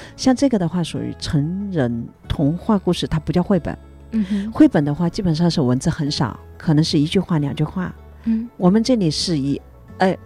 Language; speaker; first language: Chinese; native; Chinese